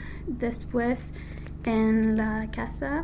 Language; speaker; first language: Spanish; non-native, learner; English